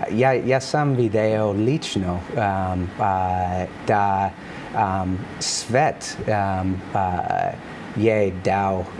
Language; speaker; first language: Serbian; non-native, learner; English